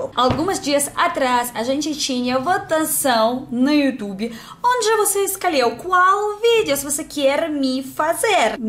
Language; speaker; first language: Portuguese; non-native, learner; Russian